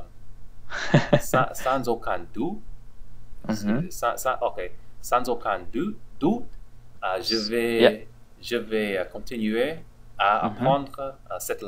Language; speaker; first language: French; non-native, learner; English